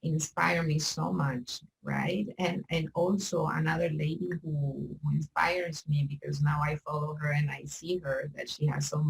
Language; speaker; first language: English; non-native, learner; Spanish